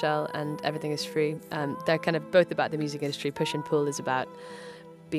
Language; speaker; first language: English; native; English